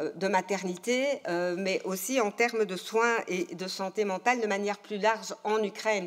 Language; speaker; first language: French; native; French